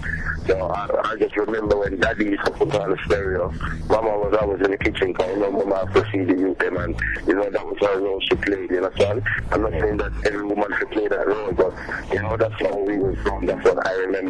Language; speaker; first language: English; native; English